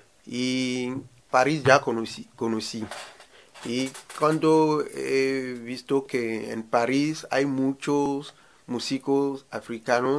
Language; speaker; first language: Spanish; non-native, learner; Ewe